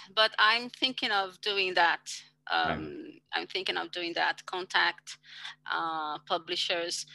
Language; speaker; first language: English; non-native, fluent; Portuguese